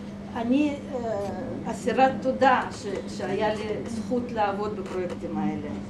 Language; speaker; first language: Hebrew; non-native, fluent; Russian